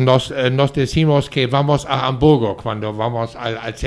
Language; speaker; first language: Spanish; non-native, fluent; German